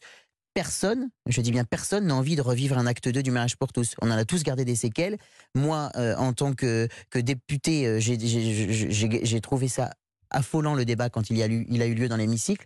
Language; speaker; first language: French; native; French